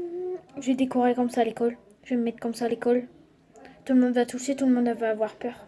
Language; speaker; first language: French; native; French